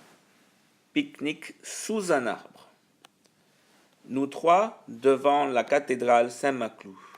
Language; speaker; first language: French; non-native, fluent; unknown